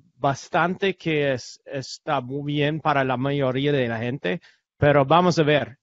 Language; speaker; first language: Spanish; non-native, learner; English